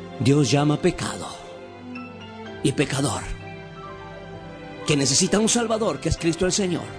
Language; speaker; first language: Spanish; native; Spanish